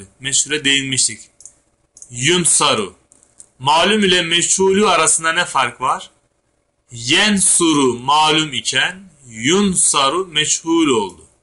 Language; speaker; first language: Turkish; native; Turkish